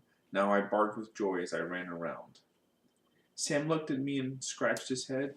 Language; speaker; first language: English; native; English